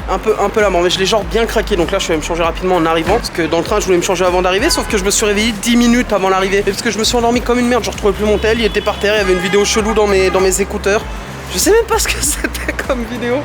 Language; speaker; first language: French; native; French